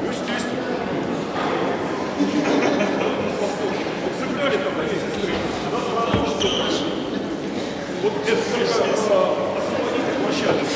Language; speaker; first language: Russian; native; Russian